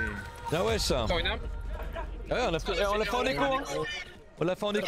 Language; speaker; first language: French; native; French